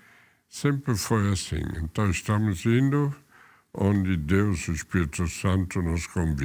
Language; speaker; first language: Portuguese; non-native, fluent; German